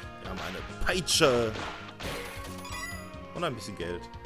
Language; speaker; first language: German; native; German